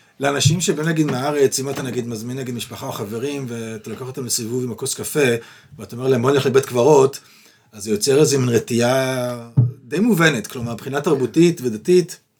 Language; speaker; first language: Hebrew; native; Hebrew